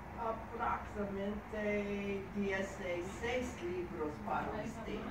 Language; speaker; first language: Spanish; non-native, learner; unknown